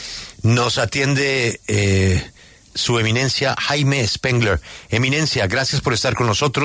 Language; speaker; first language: Spanish; native; Spanish